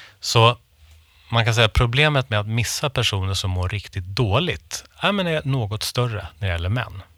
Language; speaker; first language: Swedish; native; Swedish